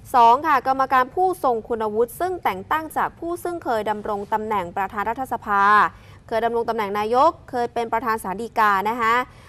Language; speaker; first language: Thai; native; Thai